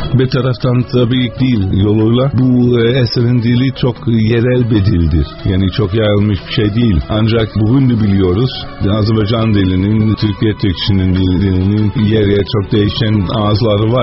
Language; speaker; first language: Turkish; non-native, fluent; Dutch